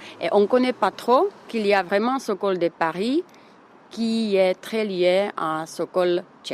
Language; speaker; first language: French; non-native, fluent; Czech